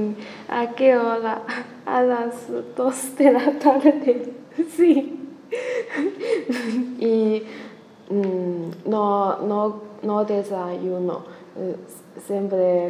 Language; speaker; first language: Spanish; non-native, learner; Chinese